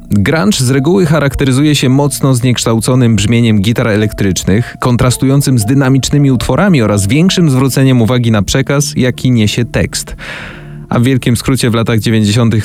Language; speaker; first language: Polish; native; Polish